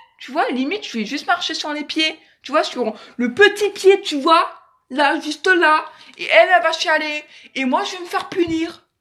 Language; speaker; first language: French; native; French